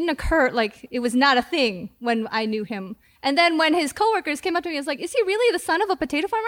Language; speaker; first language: English; native; English